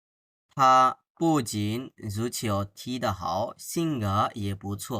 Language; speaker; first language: Chinese; non-native, fluent; Bangla